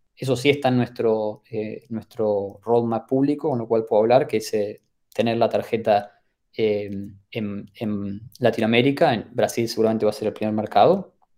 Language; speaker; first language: Spanish; native; Spanish